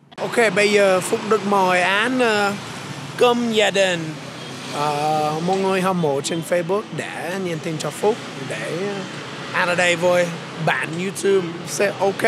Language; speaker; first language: Vietnamese; non-native, learner; English